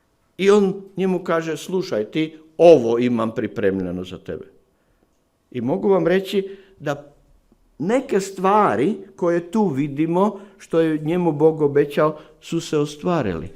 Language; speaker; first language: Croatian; non-native, fluent; Slovak